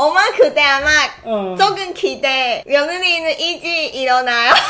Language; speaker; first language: Korean; non-native, learner; Chinese